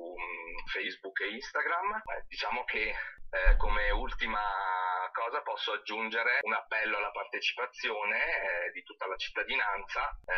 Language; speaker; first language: Italian; native; Italian